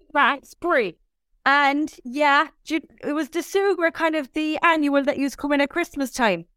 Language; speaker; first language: English; native; English